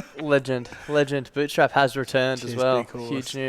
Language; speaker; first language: English; native; English